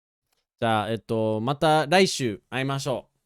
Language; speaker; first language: Japanese; non-native, fluent; English